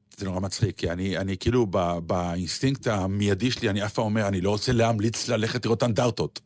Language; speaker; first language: Hebrew; native; Hebrew